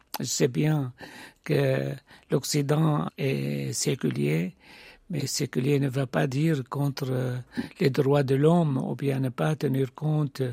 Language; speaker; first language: French; non-native, fluent; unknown